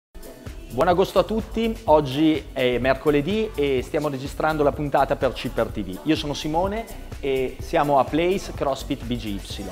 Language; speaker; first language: Italian; native; Italian